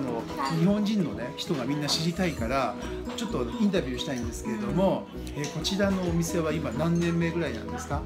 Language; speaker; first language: Japanese; native; Japanese